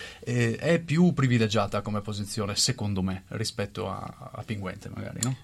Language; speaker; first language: Italian; native; Italian